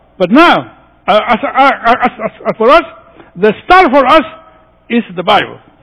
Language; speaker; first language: English; non-native, fluent; Spanish